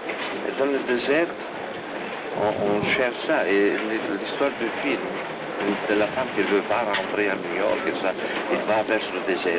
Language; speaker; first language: French; non-native, fluent; Italian